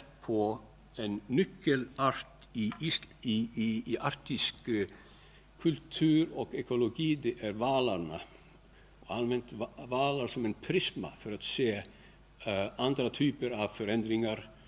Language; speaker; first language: Swedish; non-native, fluent; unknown